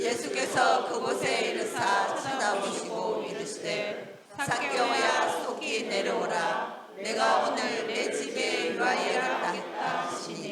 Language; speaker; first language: Korean; native; Korean